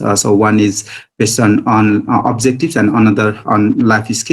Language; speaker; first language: English; non-native, local second language; Nepali